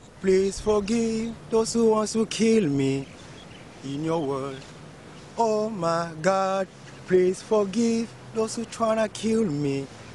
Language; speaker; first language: English; non-native, fluent; Lingala